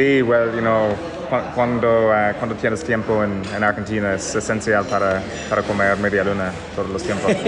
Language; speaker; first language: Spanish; non-native, learner; English